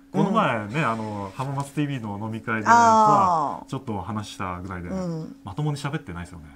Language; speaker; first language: Japanese; native; Japanese